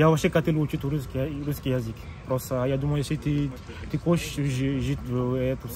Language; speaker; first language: Russian; non-native, fluent; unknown